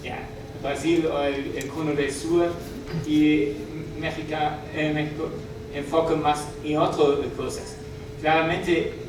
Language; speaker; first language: Spanish; non-native, learner; German